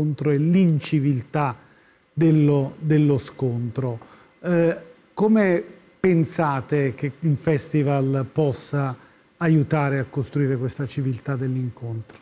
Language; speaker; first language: Italian; native; Italian